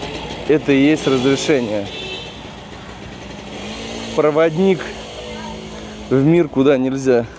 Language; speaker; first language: Russian; native; Russian